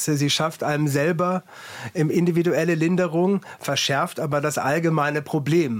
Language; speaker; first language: German; native; German